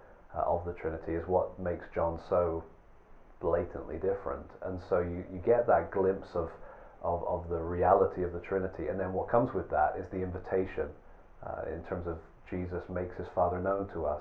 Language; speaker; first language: English; native; English